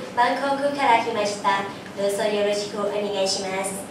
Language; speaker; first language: Japanese; non-native, learner; Thai